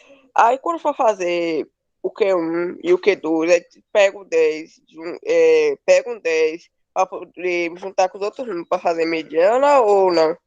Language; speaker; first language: Portuguese; native; Portuguese